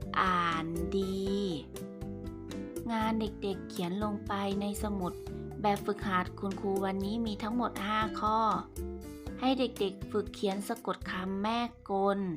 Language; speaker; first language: Thai; native; Thai